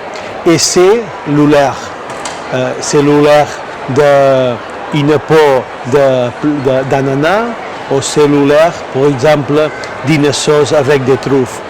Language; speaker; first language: French; non-native, learner; Catalan